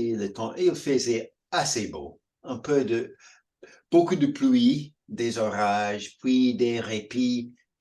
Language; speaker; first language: French; non-native, fluent; English